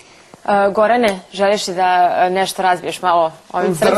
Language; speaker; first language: Serbian; native; Serbian